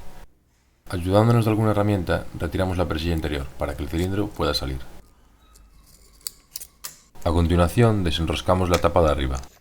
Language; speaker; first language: Spanish; native; Spanish